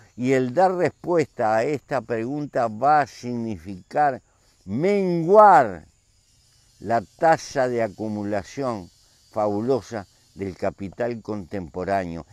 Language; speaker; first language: Spanish; native; Spanish